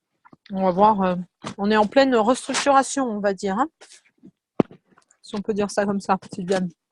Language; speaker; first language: French; native; French